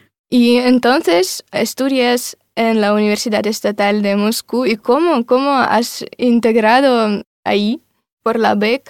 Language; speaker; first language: Spanish; non-native, fluent; Russian